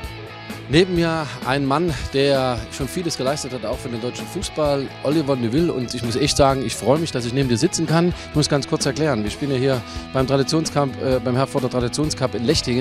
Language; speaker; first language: German; native; German